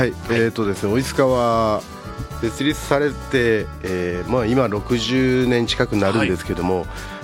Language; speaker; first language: Japanese; native; Japanese